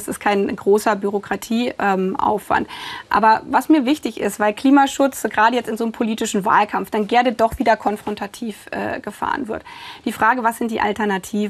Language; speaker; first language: German; native; German